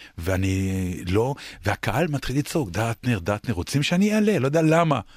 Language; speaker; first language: Hebrew; native; Hebrew